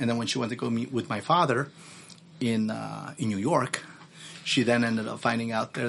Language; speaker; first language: English; early bilingual, other home language; Filipino